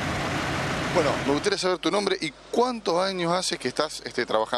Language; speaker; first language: Spanish; native; Spanish